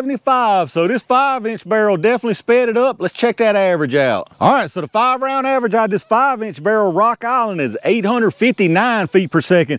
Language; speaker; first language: English; native; English